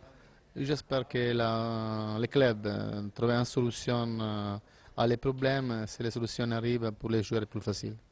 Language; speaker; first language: French; non-native, learner; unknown